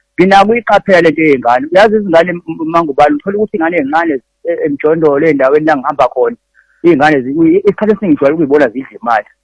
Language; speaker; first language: Zulu; native; Zulu